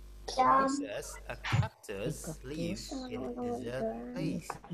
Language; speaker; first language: English; non-native, fluent; Indonesian